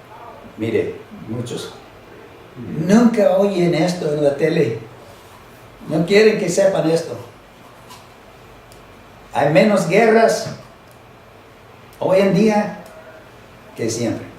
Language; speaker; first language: Spanish; non-native, fluent; English